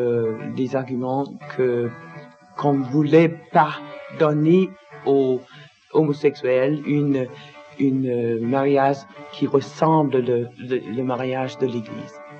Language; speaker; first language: French; non-native, learner; Danish